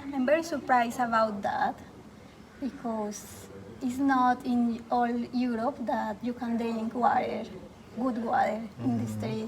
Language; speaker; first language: English; non-native, fluent; Spanish